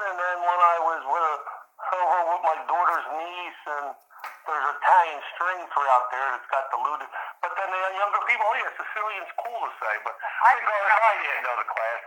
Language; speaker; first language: English; early bilingual, other home language; Italian